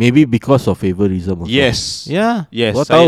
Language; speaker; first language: English; non-native, local second language; Malay